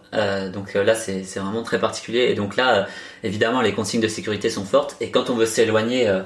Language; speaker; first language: French; native; French